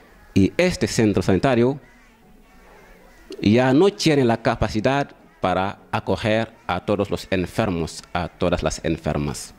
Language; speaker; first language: Spanish; non-native, fluent; Wolof